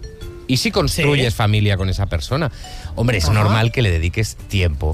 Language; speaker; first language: Spanish; native; Spanish